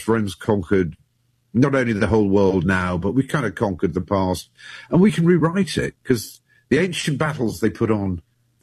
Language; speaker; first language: English; native; English